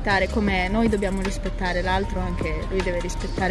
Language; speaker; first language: Italian; native; Italian